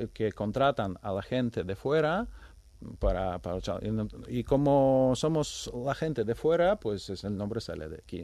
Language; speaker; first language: Spanish; non-native, fluent; Ukrainian